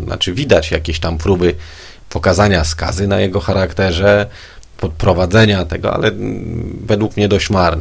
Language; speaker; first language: Polish; native; Polish